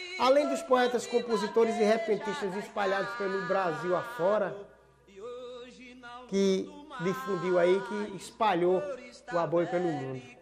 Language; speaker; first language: Portuguese; native; Portuguese